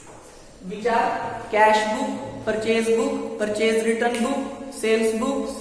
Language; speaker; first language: English; non-native, local second language; Hindi